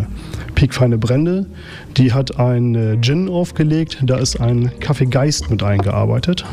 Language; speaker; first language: German; native; German